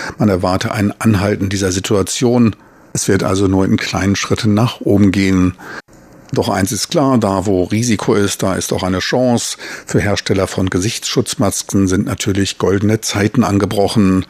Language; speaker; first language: German; native; German